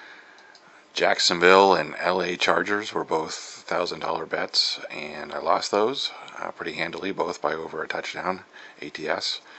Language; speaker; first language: English; native; English